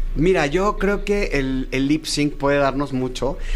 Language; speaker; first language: Spanish; native; Spanish